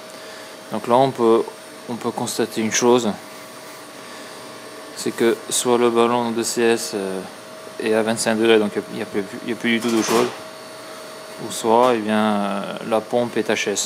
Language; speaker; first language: French; native; French